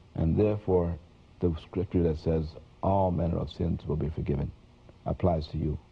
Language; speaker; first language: English; native; English